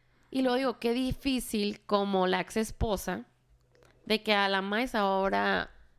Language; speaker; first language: Spanish; early bilingual, heritage; Spanish